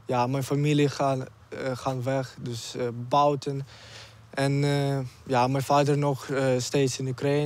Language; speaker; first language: Dutch; non-native, learner; Ukrainian